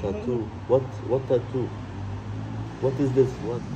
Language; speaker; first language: English; non-native, fluent; Persian